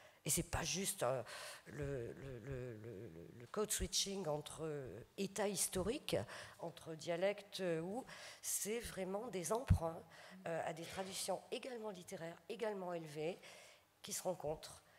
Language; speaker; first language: French; native; French